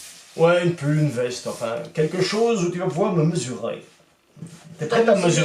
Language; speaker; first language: French; native; French